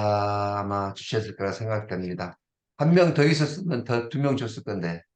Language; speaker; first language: Korean; native; Korean